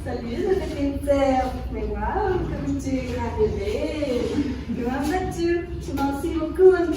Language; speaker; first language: French; non-native, learner; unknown